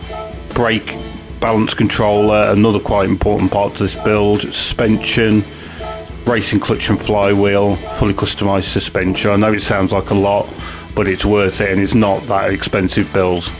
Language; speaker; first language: English; native; English